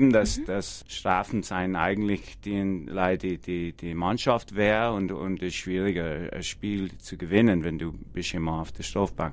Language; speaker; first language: German; non-native, learner; English